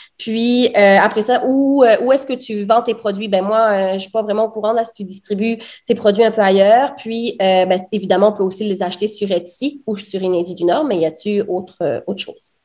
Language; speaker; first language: French; native; French